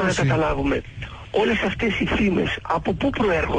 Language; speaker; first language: Greek; native; Greek